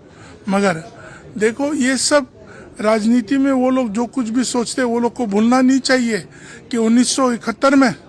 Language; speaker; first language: Hindi; non-native, local second language; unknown